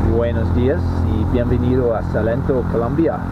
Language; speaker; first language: Spanish; non-native, learner; English